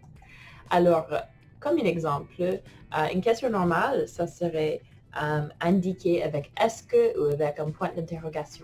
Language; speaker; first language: French; non-native, fluent; English